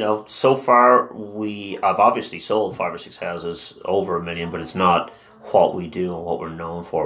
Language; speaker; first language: English; non-native, local second language; Irish